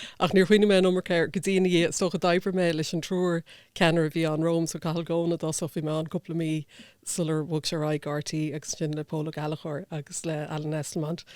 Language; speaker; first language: Irish; non-native, local second language; English